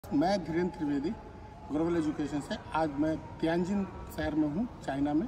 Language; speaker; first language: Hindi; native; Hindi